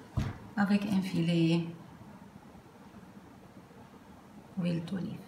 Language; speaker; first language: French; non-native, fluent; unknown